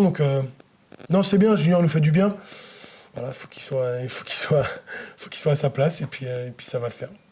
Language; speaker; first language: French; native; French